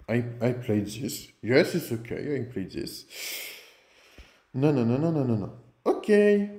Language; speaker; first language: English; non-native, learner; French